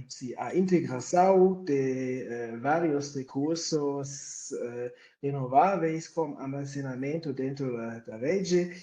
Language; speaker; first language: Portuguese; non-native, fluent; German